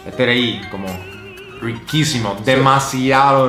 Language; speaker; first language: Spanish; non-native, fluent; English